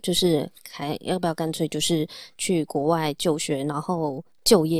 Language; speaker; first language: Chinese; native; Chinese